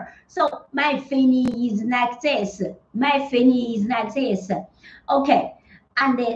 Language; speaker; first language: English; non-native, learner; Chinese